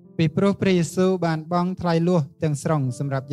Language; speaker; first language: Khmer; native; Khmer